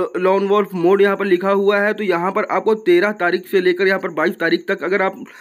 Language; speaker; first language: Hindi; native; Hindi